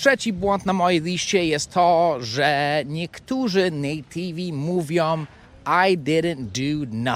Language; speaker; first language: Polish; non-native, fluent; English